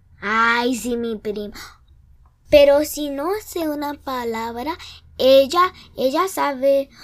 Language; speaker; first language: Spanish; early bilingual, heritage; English